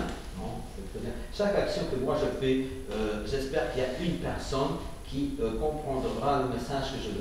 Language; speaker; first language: French; non-native, fluent; Ukrainian